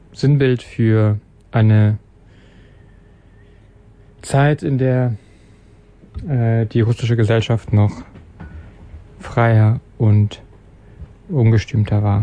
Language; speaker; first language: German; native; German